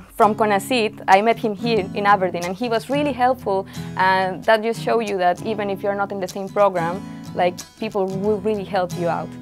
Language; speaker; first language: English; non-native, fluent; Spanish